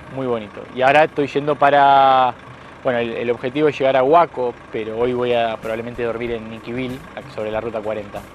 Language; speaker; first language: Spanish; native; Spanish